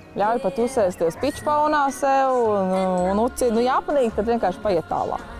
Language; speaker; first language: Latvian; native; Latvian